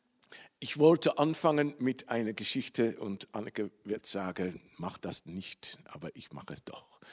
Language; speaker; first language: German; non-native, learner; Dutch